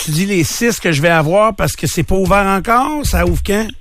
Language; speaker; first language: French; native; French